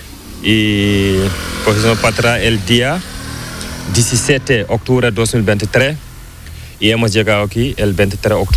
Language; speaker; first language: Spanish; non-native, learner; Fula